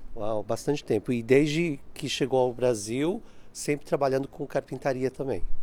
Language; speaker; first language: Portuguese; native; Portuguese